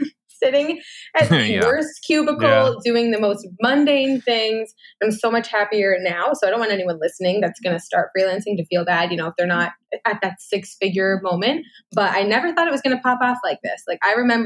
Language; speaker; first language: English; native; English